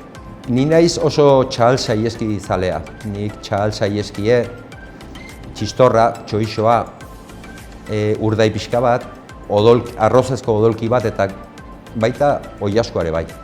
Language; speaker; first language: Basque; non-native, local second language; Spanish